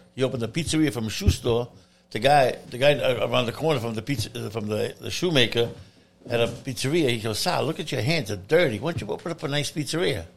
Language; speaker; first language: English; non-native, fluent; Italian